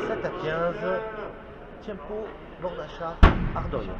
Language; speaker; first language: French; native; French